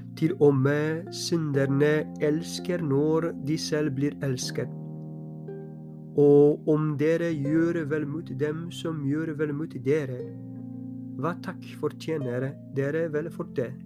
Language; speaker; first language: Norwegian; non-native, fluent; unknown